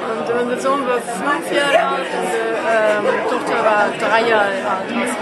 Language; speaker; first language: German; non-native, fluent; Japanese